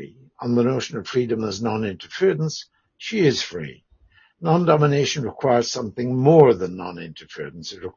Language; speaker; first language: English; native; English